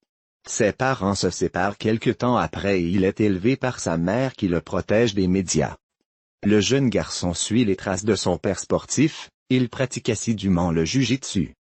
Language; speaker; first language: French; native; French